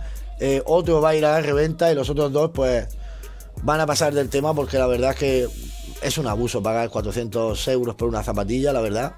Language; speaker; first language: Spanish; native; Spanish